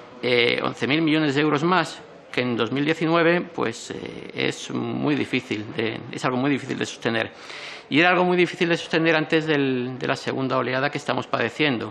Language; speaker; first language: Spanish; native; Spanish